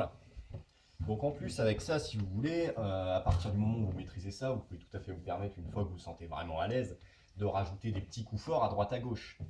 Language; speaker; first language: French; native; French